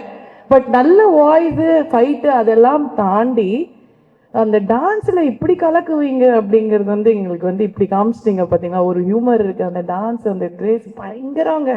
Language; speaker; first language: Tamil; native; Tamil